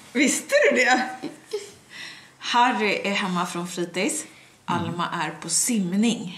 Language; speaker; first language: Swedish; native; Swedish